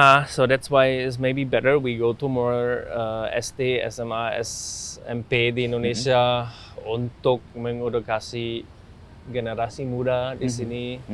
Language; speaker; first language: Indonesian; non-native, fluent; German